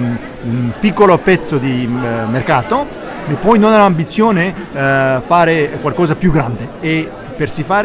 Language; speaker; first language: Italian; non-native, learner; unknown